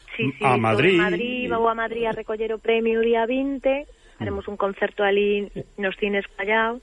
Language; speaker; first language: Galician; native; Galician